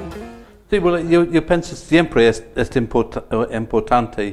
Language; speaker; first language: Spanish; non-native, learner; English